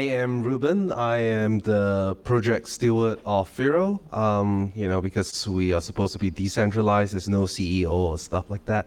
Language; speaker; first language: English; non-native, local second language; Cantonese